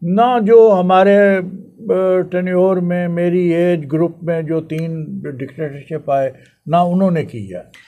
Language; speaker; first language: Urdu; non-native, local second language; Punjabi